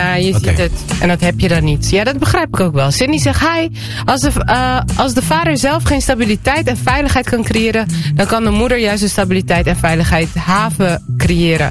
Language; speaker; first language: Dutch; native; Dutch